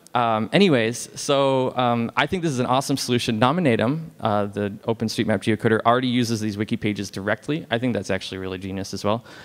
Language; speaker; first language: English; native; English